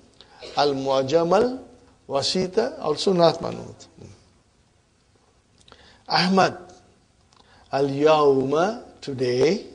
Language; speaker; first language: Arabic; non-native, fluent; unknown